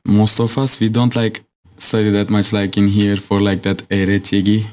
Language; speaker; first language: English; non-native, fluent; Turkish